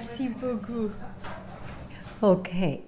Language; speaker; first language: French; non-native, learner; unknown